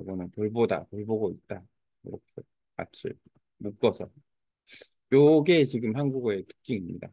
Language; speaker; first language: Korean; native; Korean